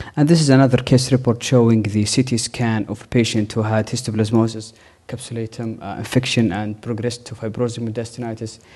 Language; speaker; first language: English; non-native, fluent; Arabic